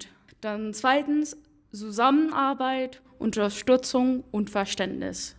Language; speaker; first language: German; non-native, fluent; English